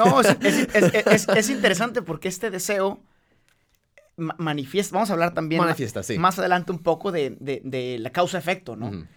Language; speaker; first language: Spanish; native; Spanish